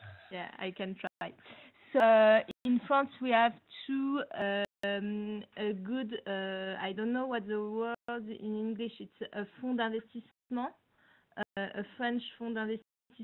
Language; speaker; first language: English; non-native, learner; French